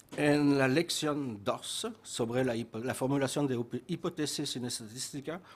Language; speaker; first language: Spanish; non-native, fluent; French